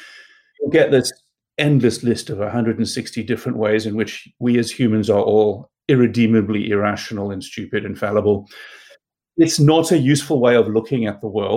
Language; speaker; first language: English; native; English